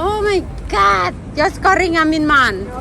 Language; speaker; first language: Swedish; non-native, learner; Thai